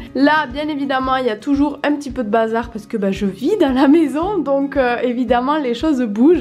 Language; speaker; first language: French; native; French